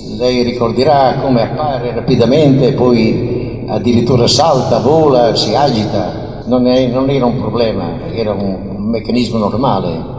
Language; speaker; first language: Italian; native; Italian